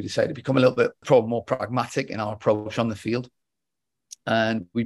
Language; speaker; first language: English; native; English